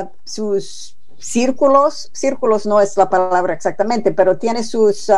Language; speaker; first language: Spanish; non-native, fluent; English